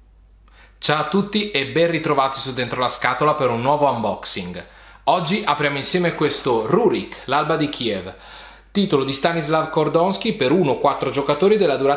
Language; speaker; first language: Italian; native; Italian